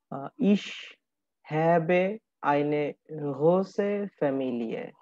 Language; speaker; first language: German; non-native, learner; Bangla